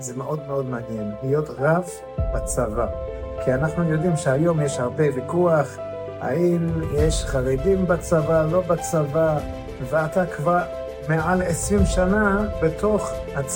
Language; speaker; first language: Hebrew; non-native, fluent; English